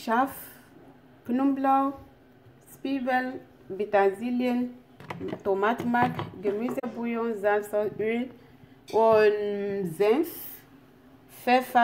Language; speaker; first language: German; non-native, learner; French